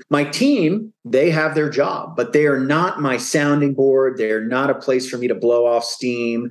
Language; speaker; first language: English; native; English